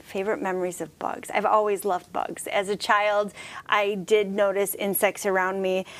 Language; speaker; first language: English; native; English